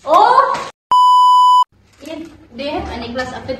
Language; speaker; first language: English; non-native, local second language; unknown